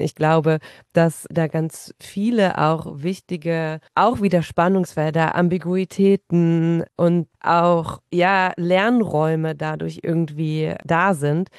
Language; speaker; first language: German; native; German